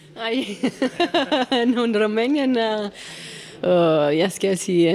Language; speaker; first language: Danish; non-native, learner; Romanian